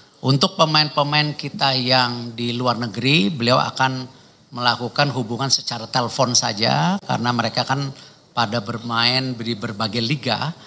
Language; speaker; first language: Indonesian; native; Indonesian